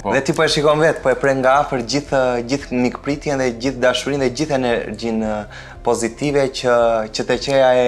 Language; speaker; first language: Albanian; native; Albanian